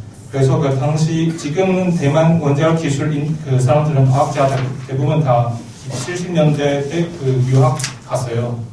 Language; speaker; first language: Korean; non-native, learner; Chinese